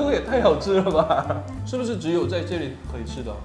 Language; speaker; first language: Chinese; non-native, fluent; Korean